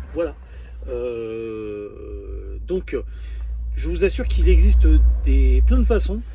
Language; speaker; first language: French; native; French